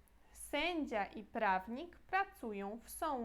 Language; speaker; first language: Polish; non-native, fluent; Portuguese